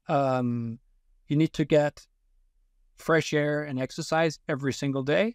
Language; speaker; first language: English; non-native, fluent; Danish